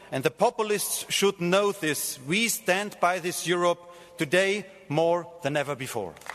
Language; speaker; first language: English; non-native, fluent; German